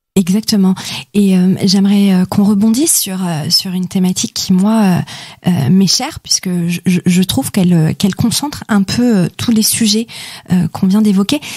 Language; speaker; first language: French; native; French